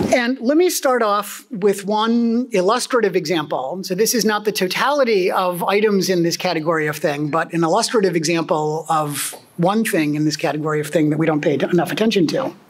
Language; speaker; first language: English; native; English